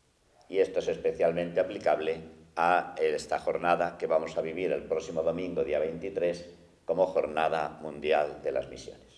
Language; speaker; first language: Spanish; native; Spanish